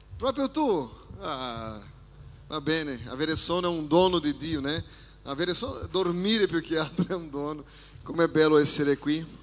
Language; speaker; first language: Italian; non-native, fluent; Portuguese